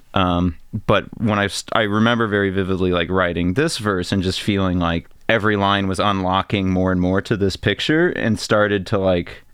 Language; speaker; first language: English; native; English